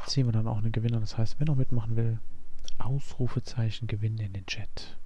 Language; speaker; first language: German; native; German